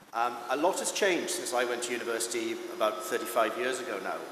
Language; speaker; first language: English; native; English